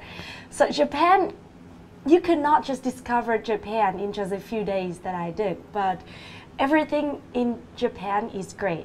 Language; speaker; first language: English; non-native, fluent; Vietnamese